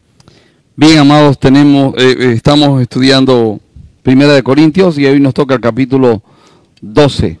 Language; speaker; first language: Spanish; native; Spanish